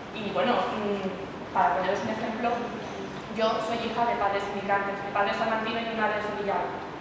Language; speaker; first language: Spanish; native; Spanish